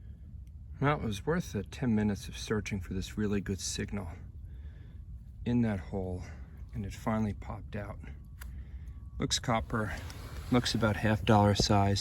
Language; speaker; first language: English; native; English